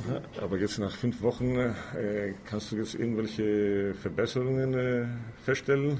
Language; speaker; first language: German; non-native, fluent; Greek